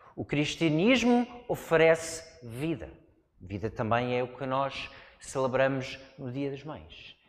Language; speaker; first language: Portuguese; non-native, fluent; English